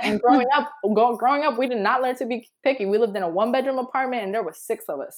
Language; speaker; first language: English; early bilingual, other home language; Spanish